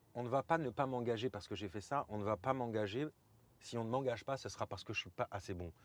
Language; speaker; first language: French; native; French